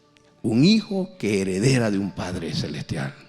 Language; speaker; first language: Spanish; native; Spanish